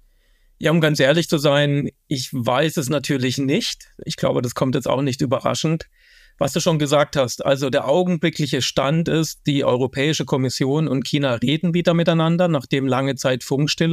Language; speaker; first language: German; native; German